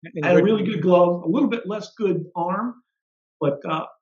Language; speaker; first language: English; native; English